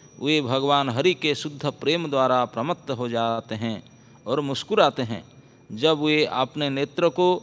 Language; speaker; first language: Hindi; non-native, local second language; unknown